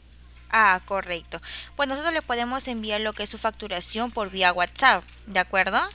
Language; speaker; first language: Spanish; native; Spanish